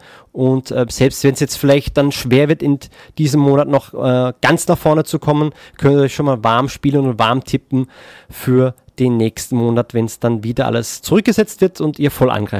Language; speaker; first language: German; native; German